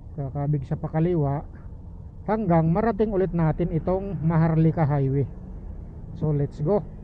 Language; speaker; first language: Filipino; non-native, local second language; Cebuano